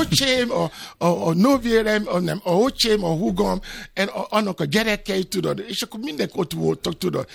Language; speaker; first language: Hungarian; non-native, fluent; Yoruba